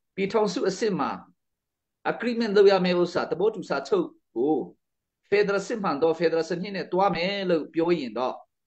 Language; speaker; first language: Burmese; non-native, local second language; Hakha Chin